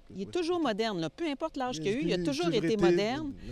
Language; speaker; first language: French; native; French